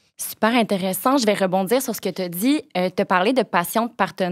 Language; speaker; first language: French; native; French